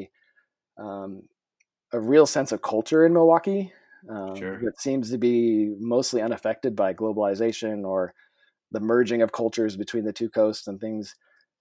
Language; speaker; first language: English; native; English